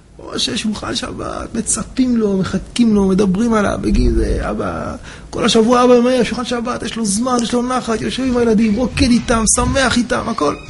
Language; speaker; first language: Hebrew; native; Hebrew